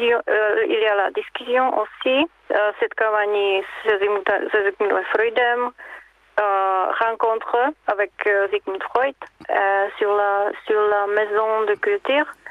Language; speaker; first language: French; non-native, learner; Czech